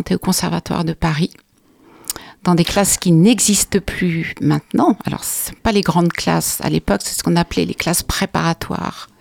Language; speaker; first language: French; native; French